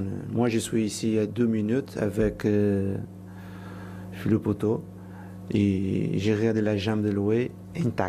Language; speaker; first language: French; non-native, fluent; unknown